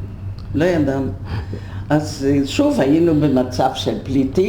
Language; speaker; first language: Hebrew; non-native, fluent; Polish